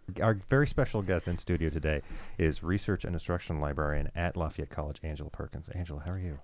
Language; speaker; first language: English; native; English